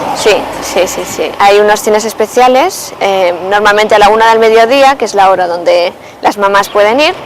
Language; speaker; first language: Spanish; native; Spanish